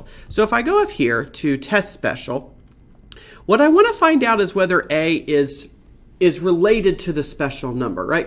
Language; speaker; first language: English; native; English